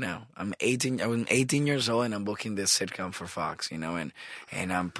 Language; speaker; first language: English; non-native, fluent; Spanish